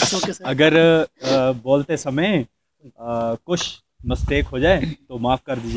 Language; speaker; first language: Hindi; native; Hindi